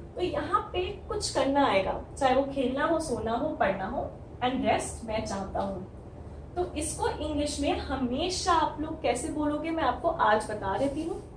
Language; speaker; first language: Hindi; native; Hindi